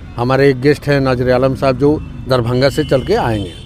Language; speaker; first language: Hindi; native; Hindi